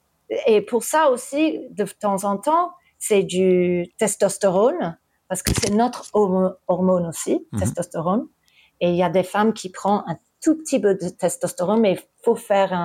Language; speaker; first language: French; early bilingual, heritage; English